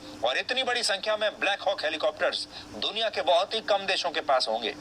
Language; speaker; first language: Hindi; native; Hindi